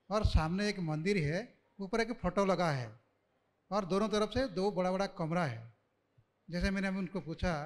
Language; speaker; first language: Hindi; native; Hindi